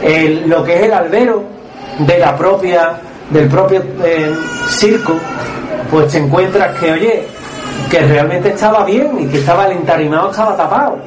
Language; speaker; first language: Spanish; native; Spanish